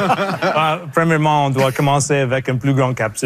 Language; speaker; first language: French; non-native, local second language; English